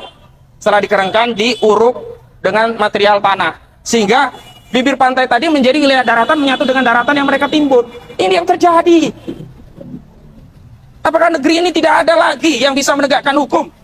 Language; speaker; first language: Indonesian; native; Indonesian